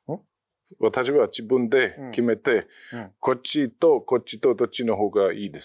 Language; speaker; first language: Japanese; non-native, learner; German